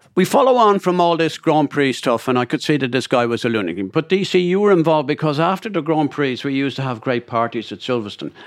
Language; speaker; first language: English; native; English